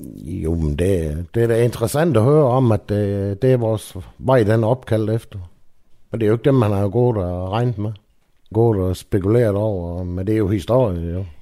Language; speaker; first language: Danish; native; Danish